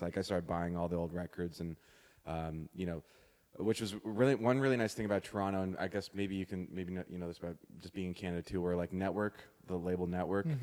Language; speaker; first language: English; native; English